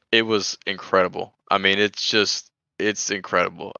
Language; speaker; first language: English; native; English